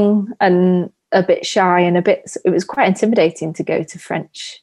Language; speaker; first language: English; native; English